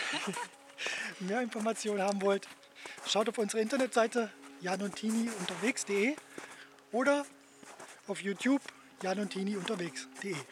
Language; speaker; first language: German; native; German